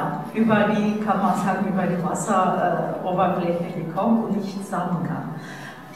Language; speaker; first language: German; non-native, fluent; Turkish